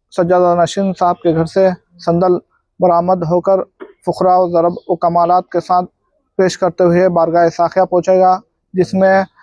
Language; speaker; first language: Urdu; native; Urdu